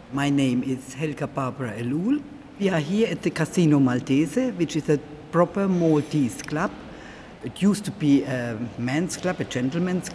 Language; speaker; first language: English; non-native, fluent; German